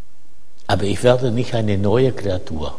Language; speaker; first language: German; non-native, fluent; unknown